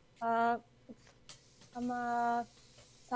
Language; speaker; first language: Korean; non-native, learner; English